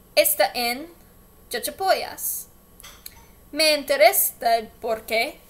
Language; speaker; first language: Spanish; non-native, learner; English